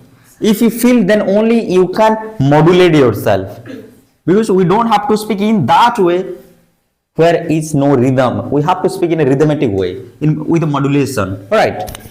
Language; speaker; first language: English; non-native, fluent; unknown